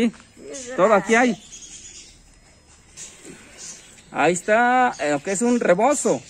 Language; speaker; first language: Spanish; native; Spanish